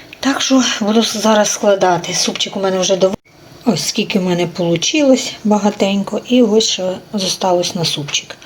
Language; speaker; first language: Ukrainian; native; Ukrainian